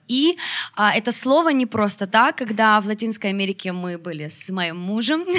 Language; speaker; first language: Russian; native; Russian